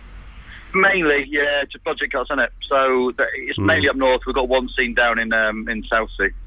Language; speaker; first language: English; native; English